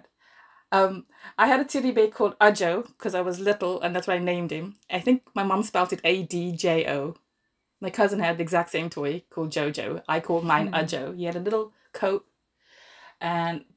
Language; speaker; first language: English; native; English